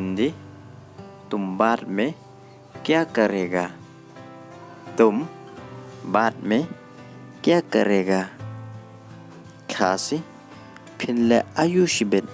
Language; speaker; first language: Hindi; non-native, learner; Khasi